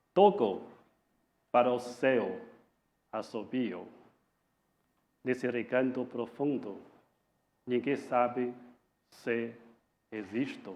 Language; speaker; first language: Portuguese; non-native, fluent; Chinese